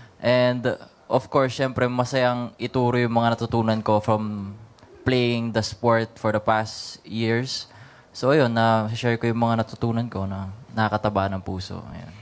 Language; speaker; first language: Filipino; native; Filipino